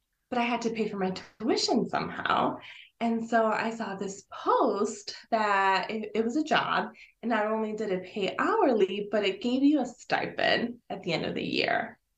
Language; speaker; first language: English; early bilingual, other home language; Spanish